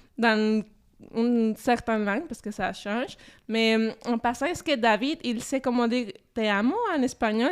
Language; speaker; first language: French; non-native, fluent; Spanish